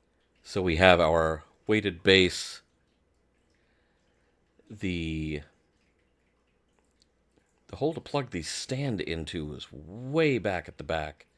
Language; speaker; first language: English; native; English